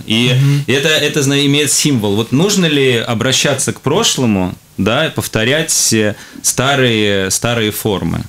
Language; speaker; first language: Russian; native; Russian